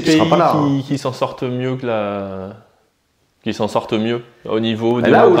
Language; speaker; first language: French; native; French